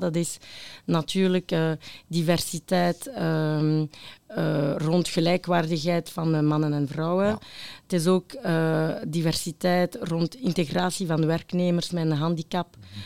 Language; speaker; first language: Dutch; non-native, local second language; French